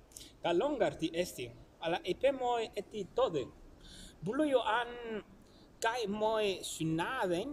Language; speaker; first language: Greek; non-native, fluent; Spanish